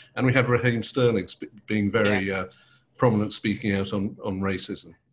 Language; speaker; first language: English; native; English